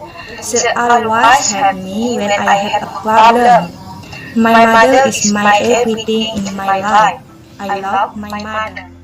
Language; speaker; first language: English; non-native, learner; Indonesian